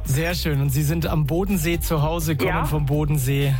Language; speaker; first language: German; native; German